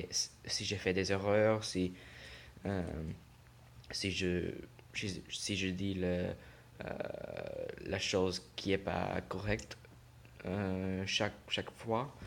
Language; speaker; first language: French; non-native, learner; English